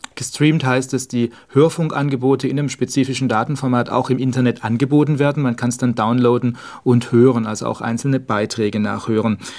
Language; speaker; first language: German; native; German